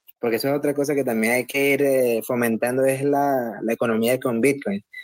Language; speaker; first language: Spanish; native; Spanish